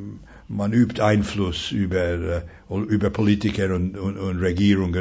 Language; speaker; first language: German; non-native, fluent; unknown